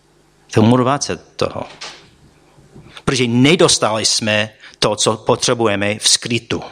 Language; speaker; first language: Czech; non-native, fluent; English